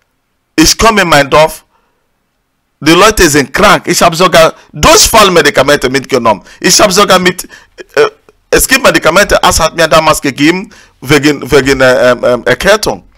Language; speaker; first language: German; non-native, learner; Igbo